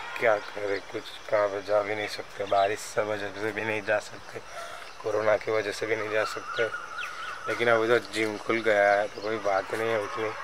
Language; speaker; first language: Hindi; non-native, local second language; Gujarati